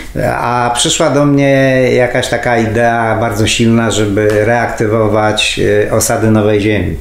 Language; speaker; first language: Polish; native; Polish